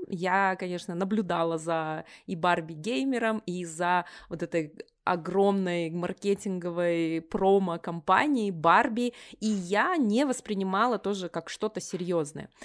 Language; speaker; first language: Russian; native; Russian